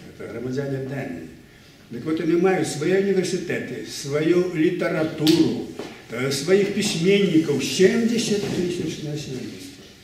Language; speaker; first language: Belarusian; native; Belarusian